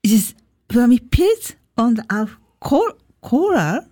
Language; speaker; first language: German; non-native, learner; Japanese